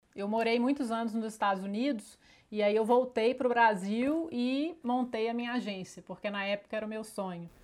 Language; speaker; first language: Portuguese; native; Portuguese